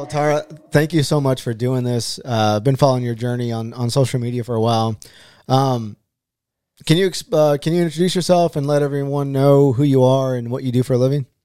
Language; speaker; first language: English; native; English